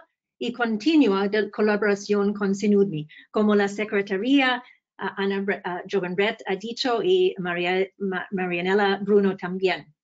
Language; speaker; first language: Spanish; non-native, fluent; English